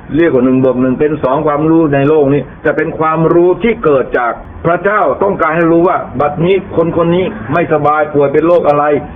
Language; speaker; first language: Thai; native; Thai